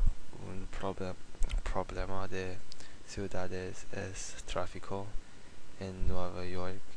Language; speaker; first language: Spanish; non-native, learner; English